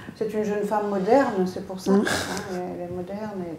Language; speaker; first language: French; native; French